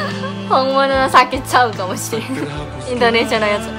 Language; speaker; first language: Japanese; non-native, fluent; Indonesian